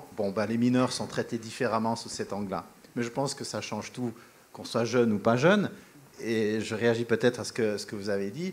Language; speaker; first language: French; native; French